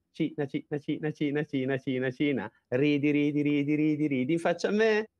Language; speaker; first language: Italian; native; Italian